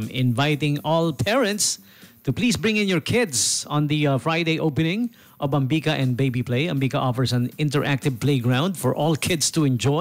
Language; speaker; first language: English; non-native, local second language; Filipino